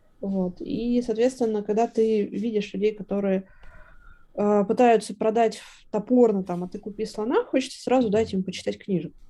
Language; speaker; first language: Russian; native; Russian